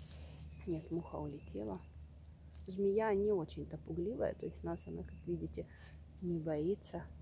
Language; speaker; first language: Russian; native; Russian